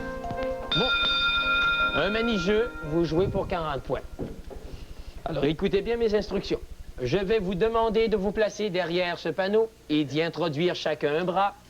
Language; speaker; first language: French; native; French